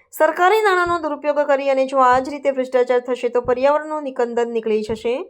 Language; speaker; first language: Gujarati; native; Gujarati